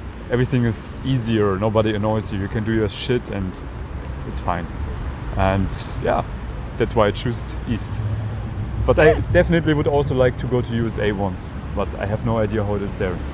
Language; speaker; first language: English; non-native, fluent; German